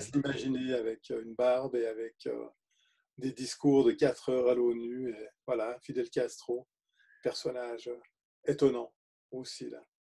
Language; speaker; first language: French; native; French